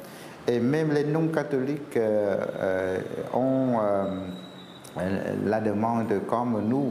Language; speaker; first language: French; non-native, fluent; Vietnamese